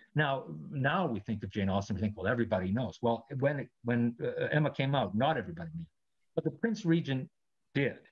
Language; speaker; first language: English; native; English